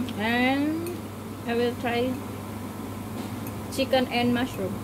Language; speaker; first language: English; non-native, learner; Indonesian